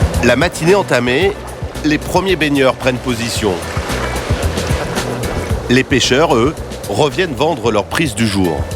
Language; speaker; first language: French; native; French